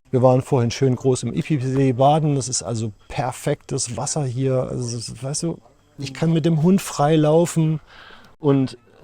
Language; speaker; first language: German; native; German